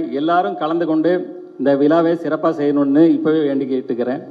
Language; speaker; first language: Tamil; native; Tamil